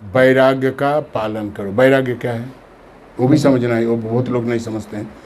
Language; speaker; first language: Hindi; non-native, local second language; Bangla